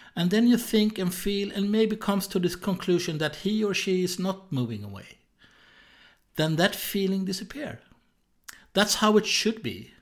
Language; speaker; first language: English; non-native, fluent; Swedish